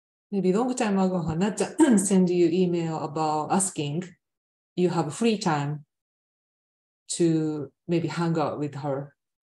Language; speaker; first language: English; non-native, fluent; Japanese